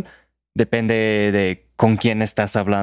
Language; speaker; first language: Spanish; non-native, fluent; English